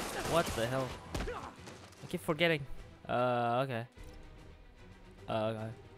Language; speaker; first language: English; non-native, fluent; Vietnamese